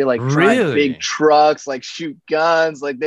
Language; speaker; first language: English; non-native, fluent; Chinese